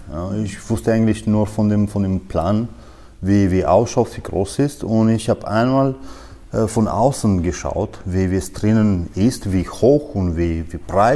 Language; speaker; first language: German; non-native, fluent; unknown